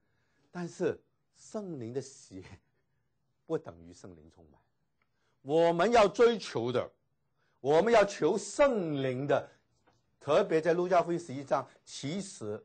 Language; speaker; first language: Chinese; native; Chinese